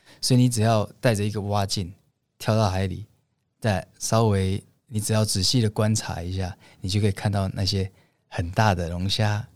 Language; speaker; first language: Chinese; native; Chinese